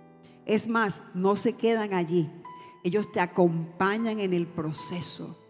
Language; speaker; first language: Spanish; native; Spanish